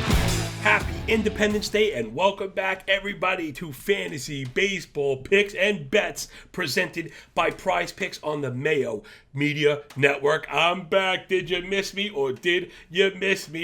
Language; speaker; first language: English; native; English